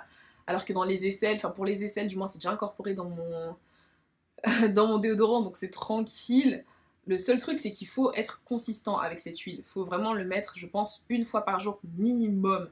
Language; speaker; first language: French; native; French